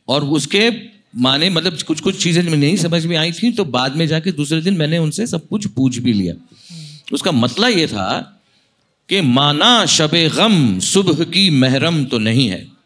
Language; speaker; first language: Hindi; non-native, local second language; Marathi